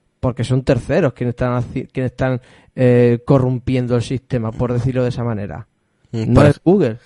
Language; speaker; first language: Spanish; native; Spanish